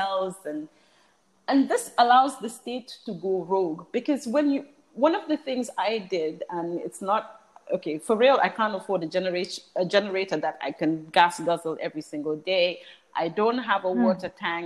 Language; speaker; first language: English; native; English